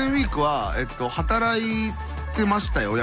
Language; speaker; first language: Japanese; native; Japanese